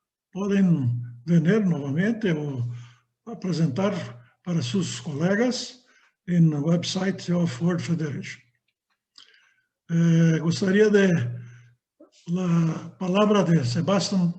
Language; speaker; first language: Spanish; non-native, fluent; Portuguese